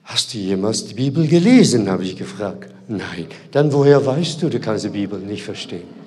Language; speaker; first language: German; non-native, fluent; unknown